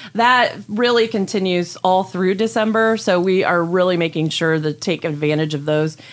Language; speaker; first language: English; native; English